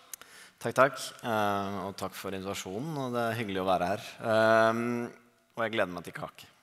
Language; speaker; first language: Norwegian; native; Norwegian